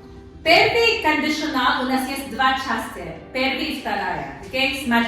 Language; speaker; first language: Russian; non-native, learner; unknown